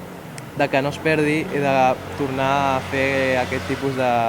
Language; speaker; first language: Catalan; early bilingual, other home language; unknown